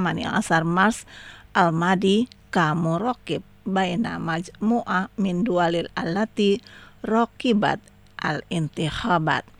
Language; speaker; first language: Arabic; non-native, fluent; Indonesian